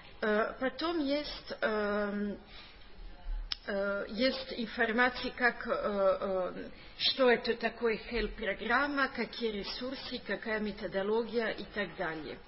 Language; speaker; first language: Russian; non-native, fluent; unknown